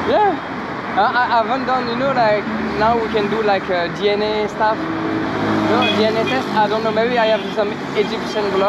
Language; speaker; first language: English; non-native, learner; French